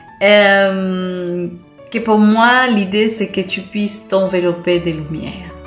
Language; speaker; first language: French; non-native, fluent; Spanish